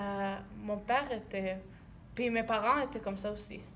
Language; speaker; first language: French; non-native, learner; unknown